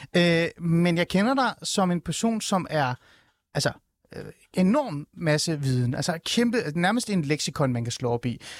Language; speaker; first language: Danish; early bilingual, other home language; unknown